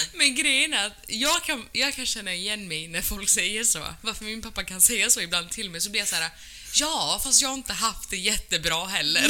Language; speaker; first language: Swedish; early bilingual, other home language; Arabic